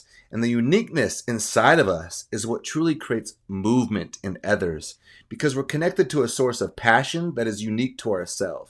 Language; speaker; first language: English; native; English